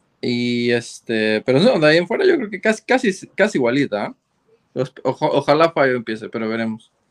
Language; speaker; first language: Spanish; native; Spanish